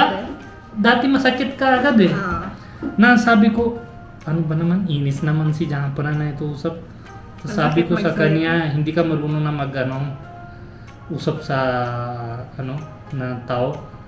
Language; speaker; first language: Filipino; non-native, learner; Hindi